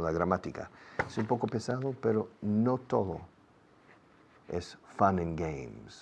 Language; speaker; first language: Spanish; non-native, fluent; English